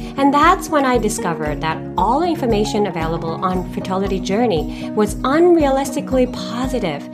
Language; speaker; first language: English; non-native, fluent; Japanese